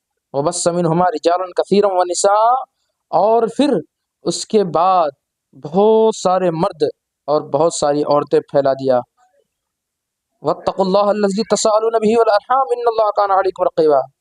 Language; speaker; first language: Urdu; native; Urdu